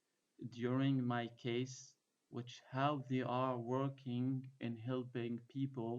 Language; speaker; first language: English; non-native, fluent; Arabic